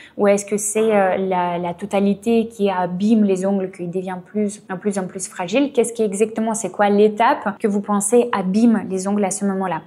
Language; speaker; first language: French; non-native, fluent; Russian